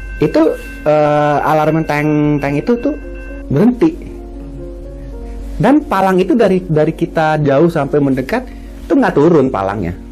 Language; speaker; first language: Indonesian; native; Indonesian